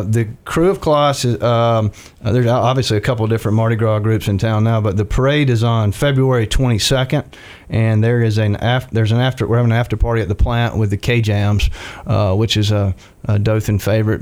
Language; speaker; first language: English; native; English